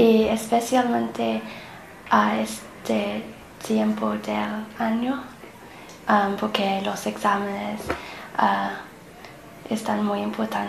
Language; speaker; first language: Spanish; non-native, learner; English